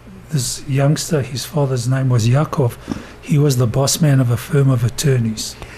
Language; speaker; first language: English; native; English